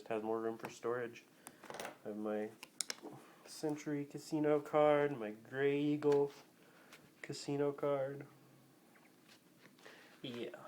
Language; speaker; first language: English; native; English